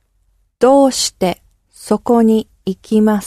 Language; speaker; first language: Japanese; non-native, learner; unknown